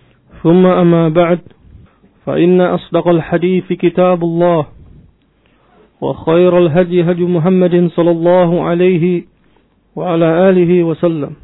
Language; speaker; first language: Arabic; non-native, fluent; Indonesian